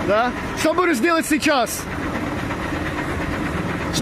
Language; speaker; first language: Russian; non-native, learner; English